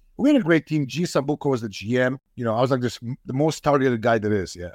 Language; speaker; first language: English; non-native, fluent; Polish